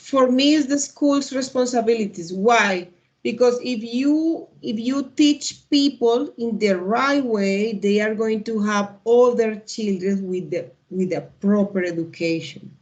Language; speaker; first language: English; non-native, learner; Spanish